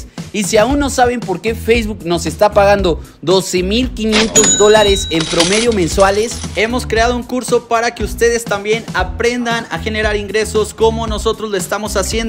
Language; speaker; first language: Spanish; native; Spanish